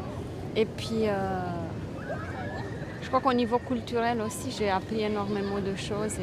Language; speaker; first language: French; non-native, fluent; Romanian